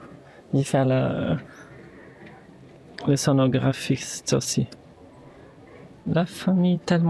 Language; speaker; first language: French; non-native, fluent; Portuguese